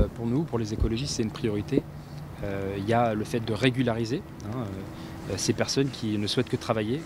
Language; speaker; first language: French; native; French